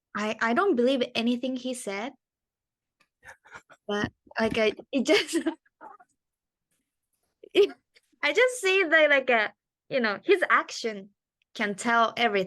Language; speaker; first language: English; non-native, learner; Japanese